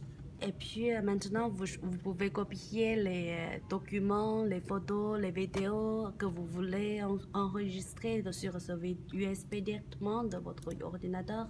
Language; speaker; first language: French; non-native, learner; Chinese